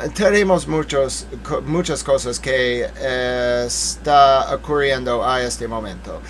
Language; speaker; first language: Spanish; non-native, learner; English